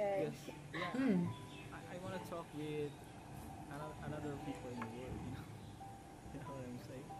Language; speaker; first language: English; non-native, fluent; Indonesian